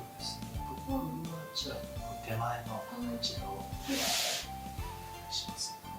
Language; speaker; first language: Japanese; native; Japanese